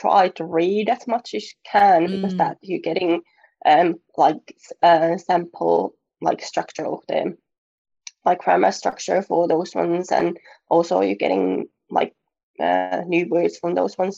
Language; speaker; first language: English; non-native, fluent; Finnish